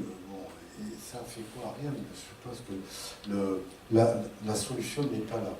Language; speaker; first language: French; native; French